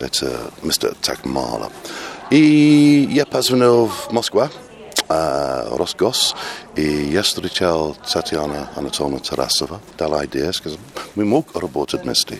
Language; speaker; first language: Russian; non-native, learner; English